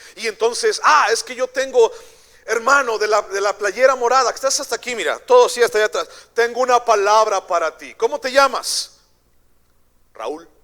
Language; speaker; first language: Spanish; native; Spanish